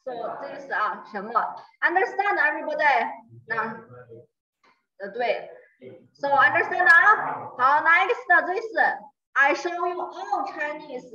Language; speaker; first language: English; non-native, learner; Chinese